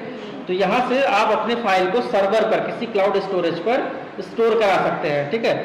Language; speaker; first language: Hindi; native; Hindi